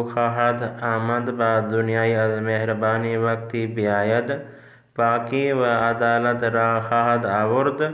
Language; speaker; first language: Persian; non-native, fluent; Urdu